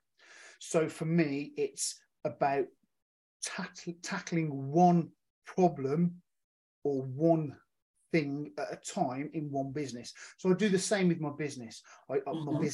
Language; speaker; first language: English; native; English